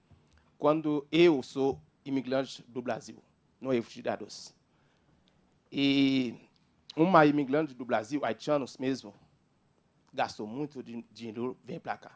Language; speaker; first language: Portuguese; non-native, learner; Haitian Creole